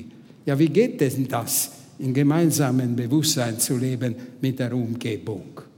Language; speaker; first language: German; non-native, fluent; Hungarian